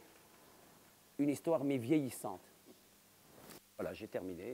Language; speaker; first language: French; non-native, local second language; Arabic